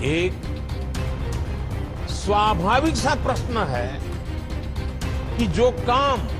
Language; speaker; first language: Hindi; non-native, local second language; Gujarati